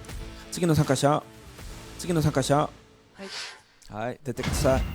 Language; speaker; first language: Japanese; non-native, learner; Korean